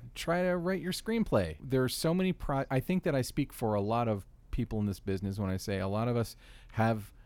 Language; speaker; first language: English; native; English